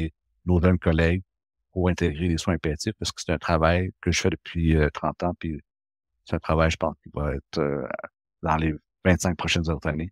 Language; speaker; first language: French; native; French